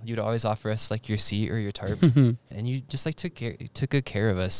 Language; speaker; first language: English; native; English